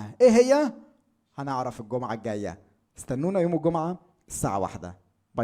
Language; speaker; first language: Arabic; native; Arabic